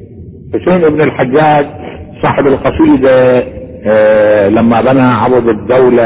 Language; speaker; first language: Arabic; native; Arabic